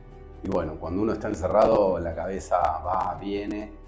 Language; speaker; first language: Spanish; native; Spanish